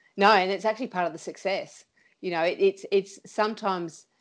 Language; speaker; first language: English; native; English